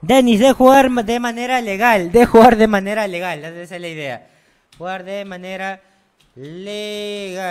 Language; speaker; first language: Spanish; native; Spanish